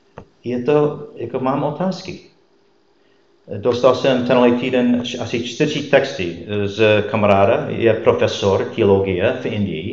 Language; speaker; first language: Czech; non-native, fluent; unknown